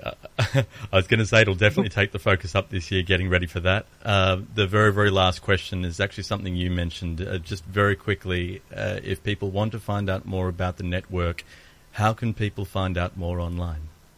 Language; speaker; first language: English; early bilingual, other home language; Greek